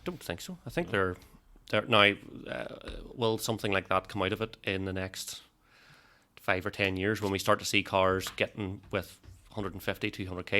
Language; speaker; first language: English; native; English